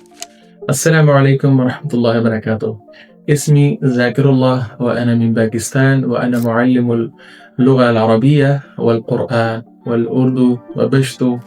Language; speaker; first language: Arabic; non-native, fluent; Pashto